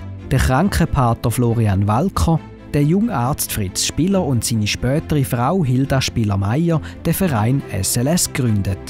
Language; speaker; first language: German; native; German